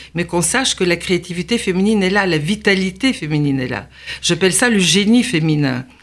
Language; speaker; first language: French; non-native, fluent; Bulgarian